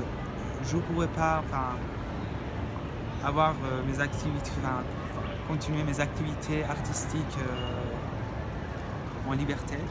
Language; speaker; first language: French; non-native, fluent; Persian